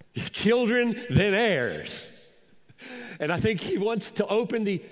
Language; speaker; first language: English; native; English